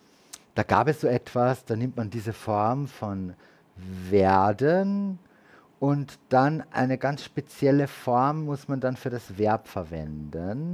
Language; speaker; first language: German; native; German